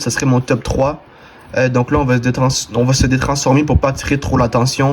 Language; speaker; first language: French; native; French